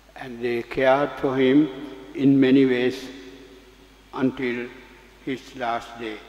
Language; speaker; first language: English; non-native, local second language; Sinhala